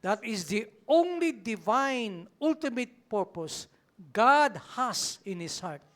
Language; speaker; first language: English; non-native, local second language; Filipino